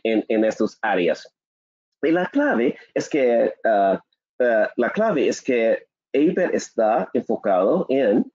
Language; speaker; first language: Spanish; non-native, learner; English